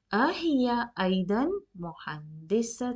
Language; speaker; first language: Arabic; non-native, fluent; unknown